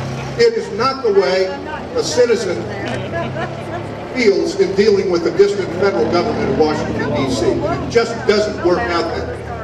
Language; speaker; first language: English; native; English